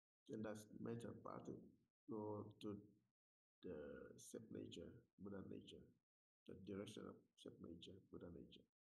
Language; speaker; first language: English; non-native, learner; Vietnamese